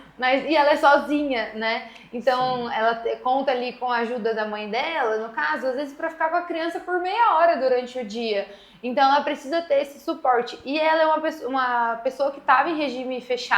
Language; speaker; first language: Portuguese; native; Portuguese